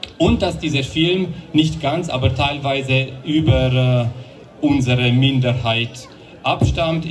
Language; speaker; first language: German; native; German